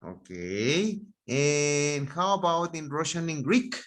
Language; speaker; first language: English; non-native, fluent; Spanish